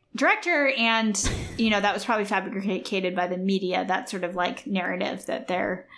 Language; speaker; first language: English; native; English